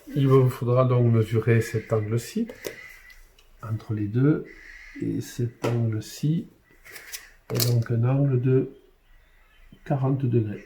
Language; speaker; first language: French; native; French